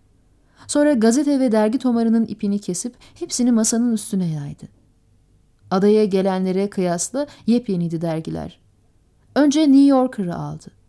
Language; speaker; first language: Turkish; native; Turkish